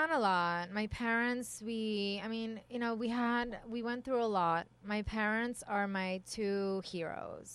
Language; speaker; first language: English; early bilingual, other home language; Persian